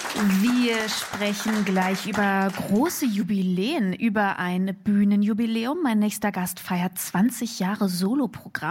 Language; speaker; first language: German; native; German